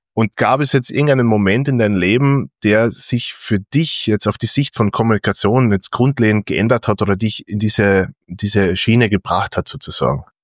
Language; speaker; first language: German; native; German